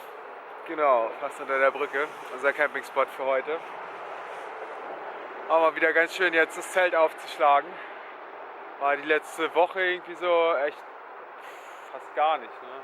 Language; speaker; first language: German; native; German